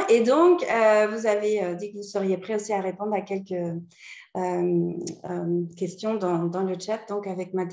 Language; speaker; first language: French; native; French